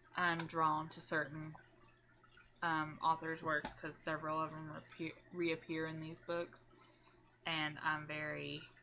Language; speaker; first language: English; native; English